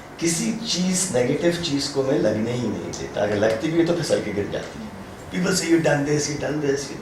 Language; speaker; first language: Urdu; native; Urdu